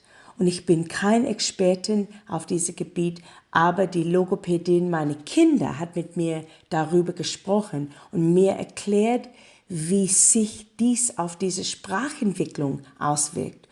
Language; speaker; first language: German; non-native, learner; English